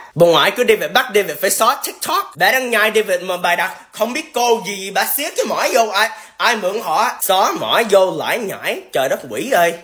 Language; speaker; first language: Vietnamese; early bilingual, heritage; Vietnamese